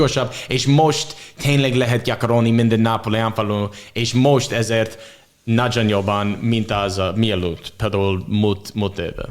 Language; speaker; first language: Hungarian; non-native, learner; English